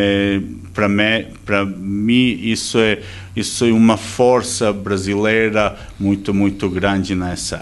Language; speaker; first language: Portuguese; non-native, fluent; Serbian